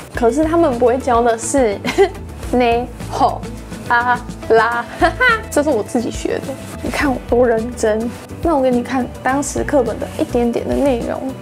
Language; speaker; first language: Chinese; non-native, fluent; English